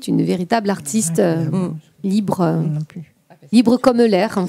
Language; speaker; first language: French; native; French